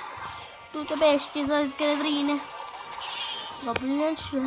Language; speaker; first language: Italian; native; Italian